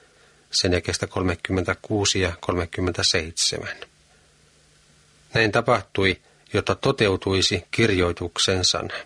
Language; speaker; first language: Finnish; native; Finnish